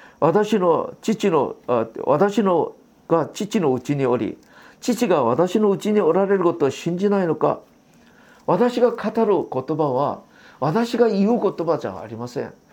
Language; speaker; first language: Japanese; non-native, fluent; Korean